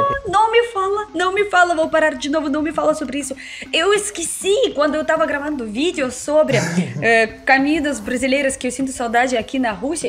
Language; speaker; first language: Portuguese; non-native, learner; Russian